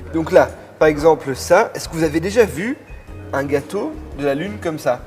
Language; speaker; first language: French; native; French